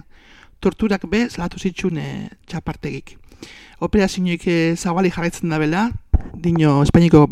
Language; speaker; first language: Basque; native; Basque